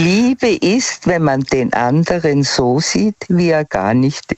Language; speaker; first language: German; native; German